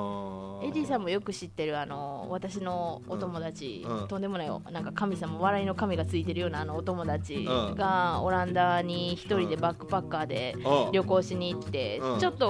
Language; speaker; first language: Japanese; native; Japanese